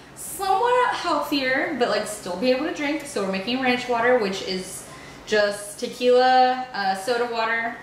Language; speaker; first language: English; early bilingual, other home language; Spanish